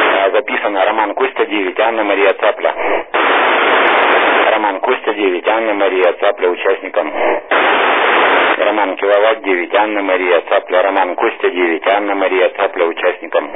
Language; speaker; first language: Russian; native; Russian